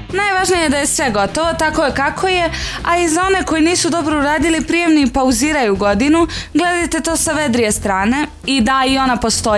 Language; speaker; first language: Serbian; native; Serbian